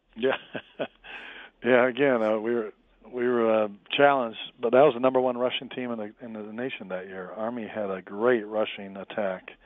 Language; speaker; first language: English; native; English